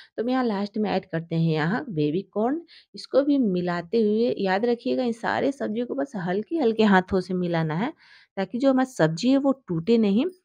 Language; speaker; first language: Hindi; native; Hindi